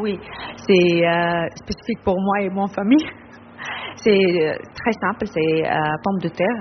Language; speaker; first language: French; non-native, learner; Arabic